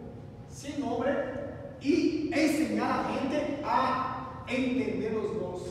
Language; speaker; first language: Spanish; non-native, learner; Portuguese